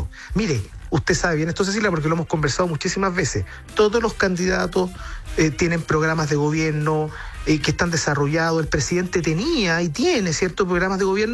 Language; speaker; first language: Spanish; native; Spanish